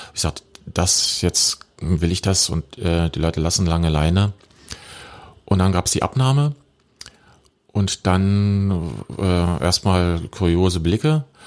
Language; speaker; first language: German; native; German